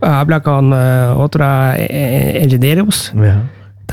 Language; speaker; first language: Spanish; non-native, learner; Norwegian